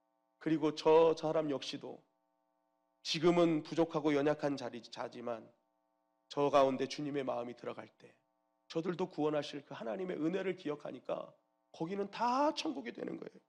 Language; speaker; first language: Korean; native; Korean